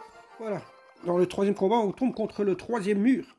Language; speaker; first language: French; native; French